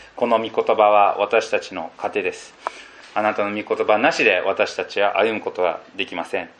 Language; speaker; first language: Japanese; non-native, fluent; Filipino